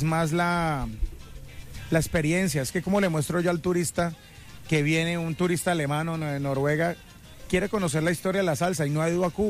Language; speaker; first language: Spanish; native; Spanish